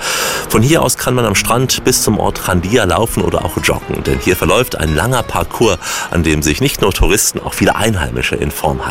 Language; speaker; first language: German; native; German